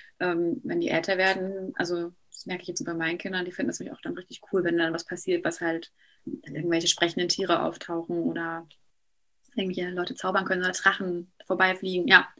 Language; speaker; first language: German; native; German